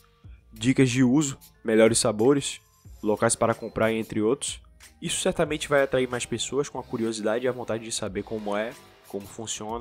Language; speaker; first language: Portuguese; native; Portuguese